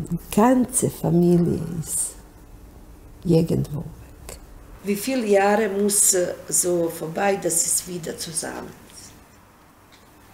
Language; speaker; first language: German; non-native, learner; Bosnian